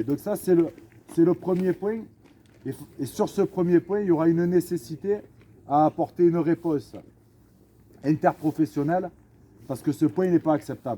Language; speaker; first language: French; native; French